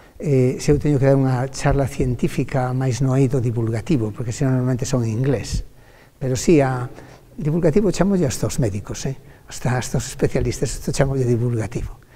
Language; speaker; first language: Galician; native; Galician